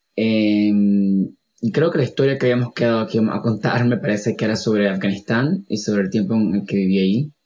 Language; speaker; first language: Spanish; native; Spanish